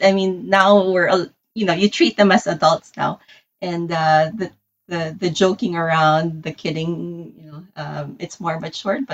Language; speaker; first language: English; non-native, local second language; Filipino